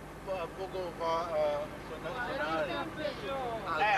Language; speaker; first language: Italian; non-native, learner; German